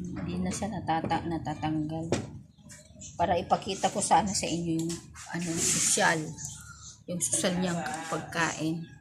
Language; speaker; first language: Filipino; non-native, local second language; Iloko